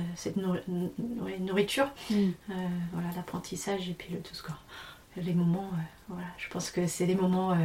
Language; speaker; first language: French; non-native, fluent; English